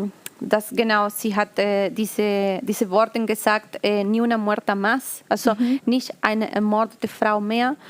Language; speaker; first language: German; non-native, learner; Spanish